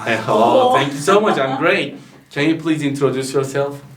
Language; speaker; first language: English; non-native, fluent; Turkish